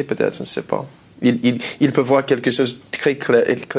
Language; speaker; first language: French; non-native, learner; English